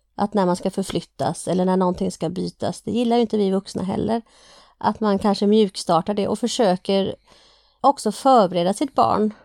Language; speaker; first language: Swedish; native; Swedish